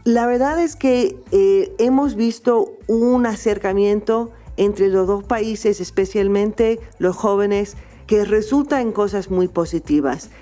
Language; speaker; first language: Spanish; non-native, fluent; English